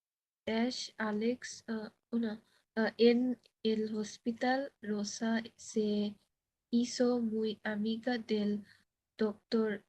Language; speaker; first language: Spanish; non-native, learner; Bangla